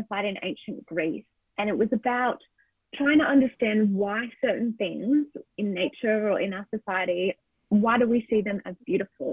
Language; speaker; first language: English; native; English